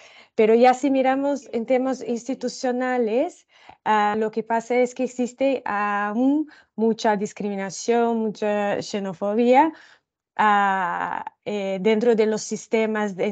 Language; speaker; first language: Spanish; non-native, fluent; Portuguese